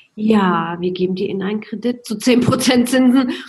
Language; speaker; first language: German; non-native, fluent; Polish